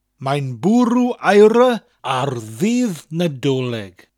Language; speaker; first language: Welsh; non-native, fluent; English